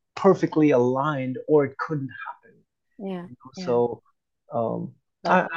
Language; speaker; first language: English; native; English